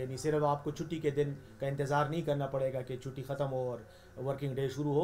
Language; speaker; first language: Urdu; non-native, local second language; Pashto